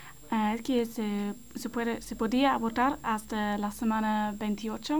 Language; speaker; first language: Spanish; non-native, fluent; English